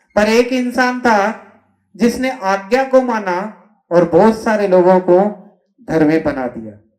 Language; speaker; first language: Hindi; non-native, local second language; Telugu